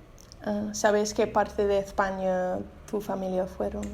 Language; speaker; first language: Spanish; non-native, learner; English